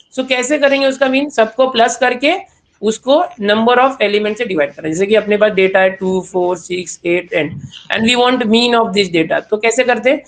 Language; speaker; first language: Hindi; non-native, local second language; Marathi